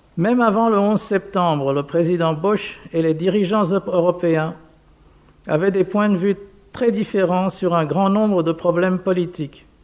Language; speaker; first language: French; non-native, fluent; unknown